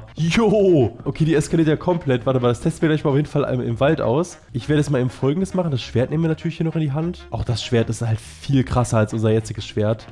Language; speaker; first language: German; native; German